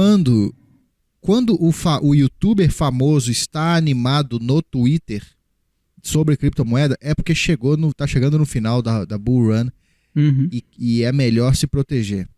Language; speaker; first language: Portuguese; native; Portuguese